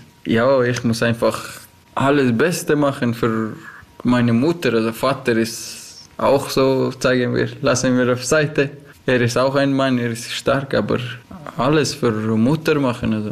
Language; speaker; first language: German; non-native, learner; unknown